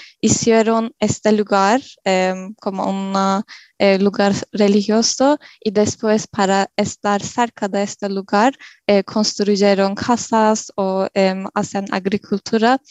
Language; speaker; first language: Spanish; non-native, learner; Turkish